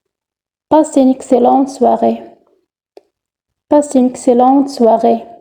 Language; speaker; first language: French; non-native, fluent; Arabic